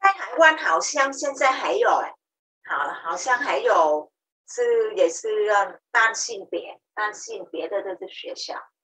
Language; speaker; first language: Chinese; non-native, learner; Vietnamese